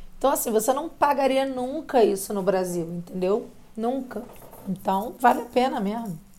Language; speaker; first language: Portuguese; native; Portuguese